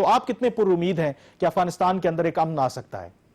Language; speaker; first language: Urdu; native; Urdu